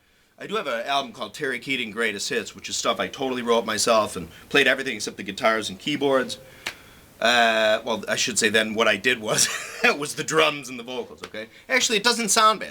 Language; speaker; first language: English; native; English